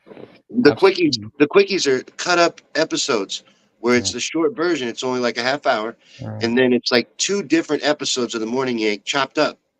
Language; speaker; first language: English; native; English